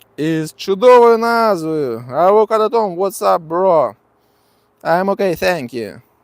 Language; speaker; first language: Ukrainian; non-native, local second language; Russian